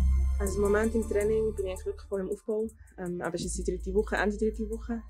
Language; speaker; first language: German; native; German